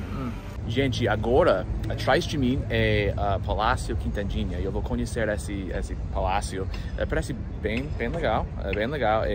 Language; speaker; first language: Portuguese; non-native, learner; English